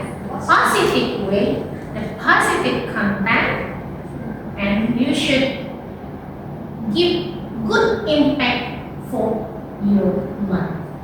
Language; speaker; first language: English; non-native, fluent; Indonesian